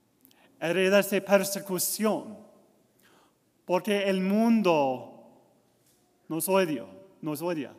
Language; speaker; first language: Spanish; non-native, learner; English